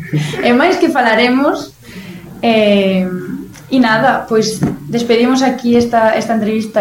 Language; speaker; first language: Galician; native; Galician